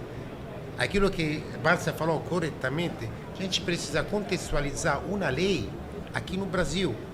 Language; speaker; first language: Portuguese; non-native, fluent; Italian